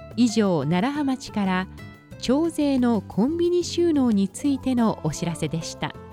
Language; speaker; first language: Japanese; native; Japanese